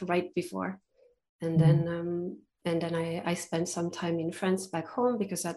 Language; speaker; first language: English; non-native, fluent; French